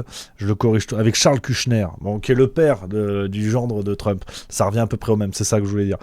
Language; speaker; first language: French; native; French